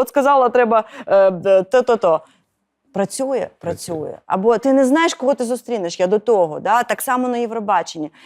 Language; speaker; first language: Ukrainian; non-native, local second language; Russian